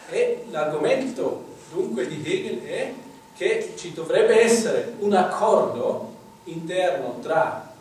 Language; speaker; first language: Italian; non-native, fluent; German